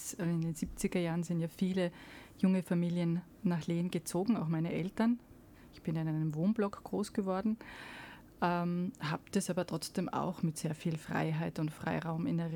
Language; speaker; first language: German; native; German